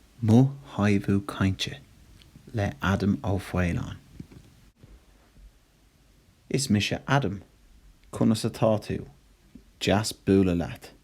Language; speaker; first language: Irish; non-native, local second language; English